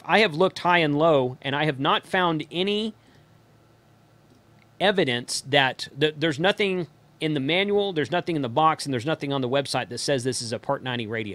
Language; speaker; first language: English; native; English